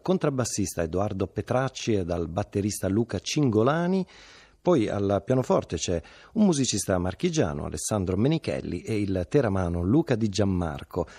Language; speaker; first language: Italian; native; Italian